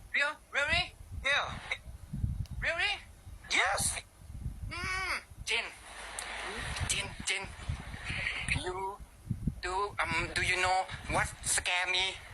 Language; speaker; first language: English; non-native, learner; Thai